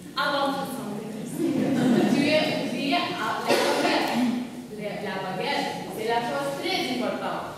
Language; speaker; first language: French; non-native, learner; Lithuanian